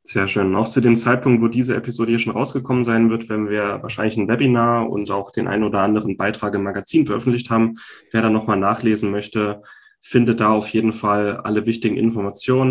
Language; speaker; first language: German; native; German